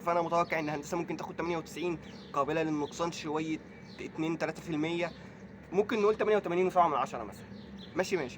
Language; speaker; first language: Arabic; native; Arabic